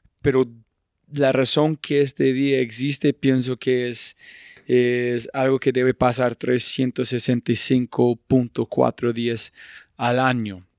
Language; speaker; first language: Spanish; non-native, fluent; English